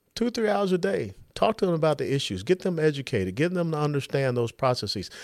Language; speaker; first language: English; native; English